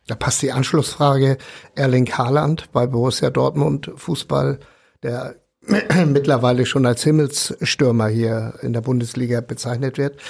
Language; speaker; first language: German; native; German